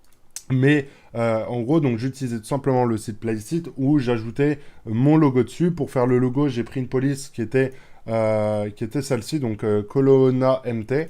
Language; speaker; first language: French; native; French